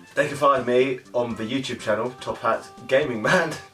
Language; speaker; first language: English; native; English